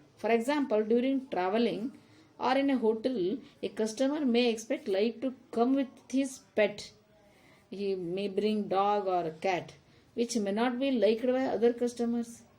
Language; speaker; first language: English; non-native, local second language; Kannada